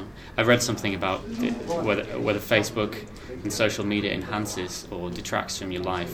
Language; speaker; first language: English; native; English